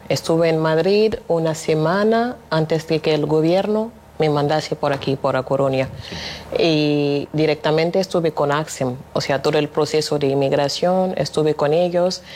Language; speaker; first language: Spanish; non-native, fluent; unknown